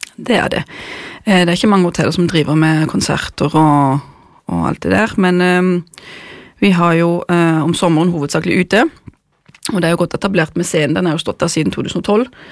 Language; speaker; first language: Norwegian; non-native, fluent; German